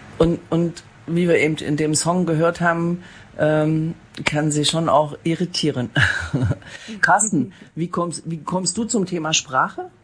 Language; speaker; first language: German; native; German